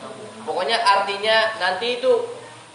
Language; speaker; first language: Indonesian; native; Indonesian